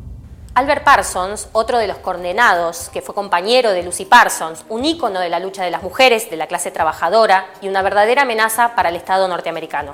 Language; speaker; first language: Spanish; native; Spanish